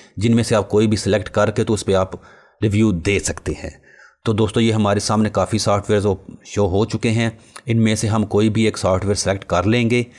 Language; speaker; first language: Urdu; non-native, local second language; Punjabi